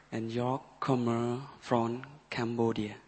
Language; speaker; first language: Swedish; non-native, learner; Khmer